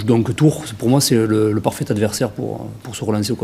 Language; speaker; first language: French; native; French